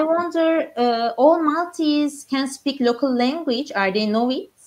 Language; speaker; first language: English; non-native, learner; Turkish